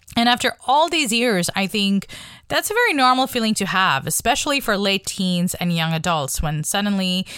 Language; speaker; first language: English; non-native, local second language; Bangla